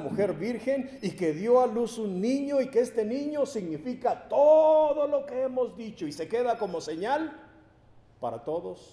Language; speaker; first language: Spanish; native; Spanish